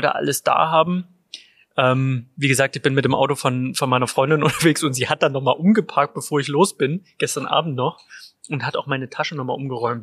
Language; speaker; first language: German; native; German